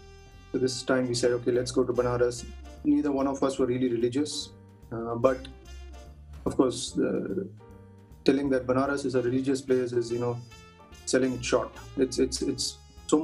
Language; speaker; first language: English; non-native, local second language; Tamil